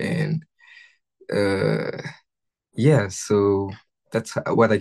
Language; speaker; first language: English; non-native, fluent; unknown